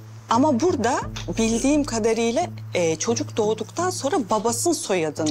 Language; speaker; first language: Turkish; non-native, fluent; Russian